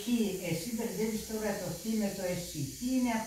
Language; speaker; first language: Greek; non-native, fluent; Russian